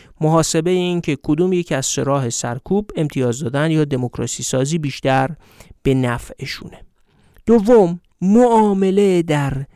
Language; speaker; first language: Persian; native; Persian